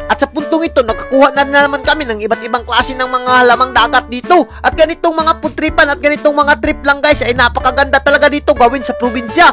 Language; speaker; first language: Filipino; non-native, local second language; Cebuano